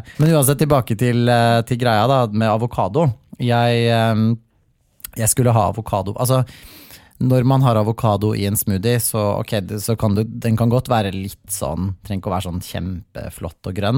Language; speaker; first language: Norwegian; native; Norwegian